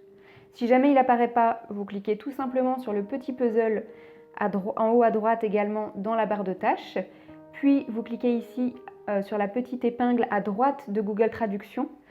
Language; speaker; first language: French; native; French